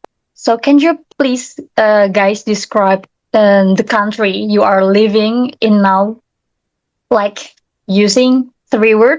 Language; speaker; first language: English; non-native, learner; Indonesian